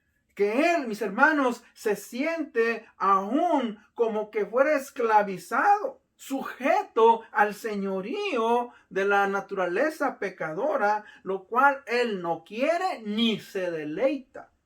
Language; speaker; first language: Spanish; native; Spanish